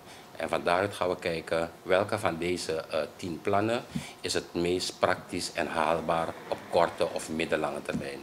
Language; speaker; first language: Dutch; native; Dutch